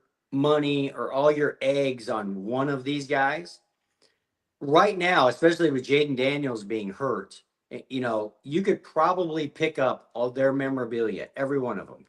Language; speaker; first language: English; native; English